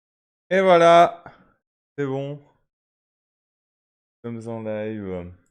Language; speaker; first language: French; native; French